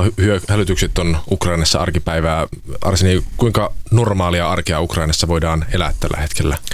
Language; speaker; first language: Finnish; native; Finnish